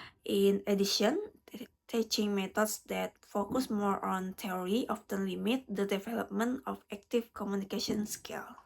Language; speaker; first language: English; non-native, learner; Indonesian